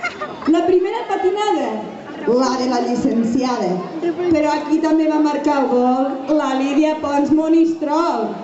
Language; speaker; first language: Catalan; native; Catalan